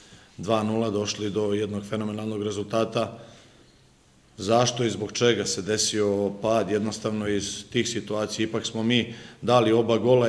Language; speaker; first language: Serbian; native; Serbian